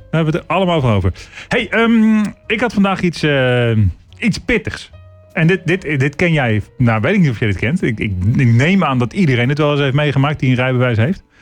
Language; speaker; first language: Dutch; native; Dutch